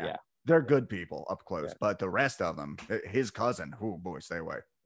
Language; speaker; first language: English; native; English